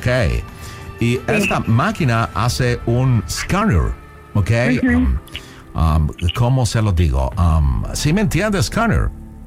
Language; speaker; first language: Spanish; non-native, local second language; English